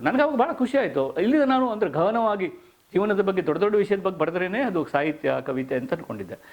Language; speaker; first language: Kannada; native; Kannada